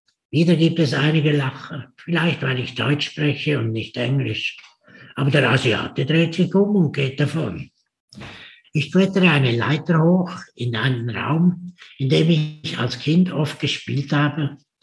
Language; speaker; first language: German; native; German